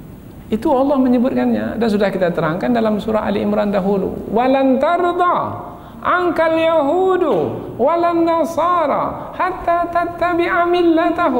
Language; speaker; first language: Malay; native; Malay